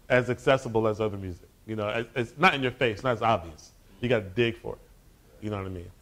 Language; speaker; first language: English; native; English